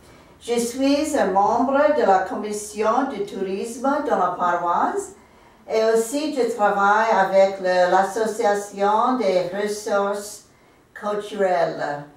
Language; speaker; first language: French; non-native, local second language; English